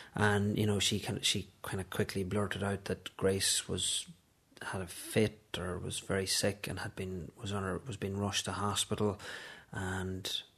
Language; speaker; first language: English; native; English